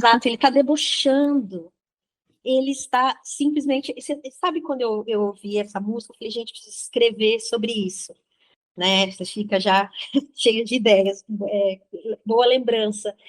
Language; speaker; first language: Portuguese; native; Portuguese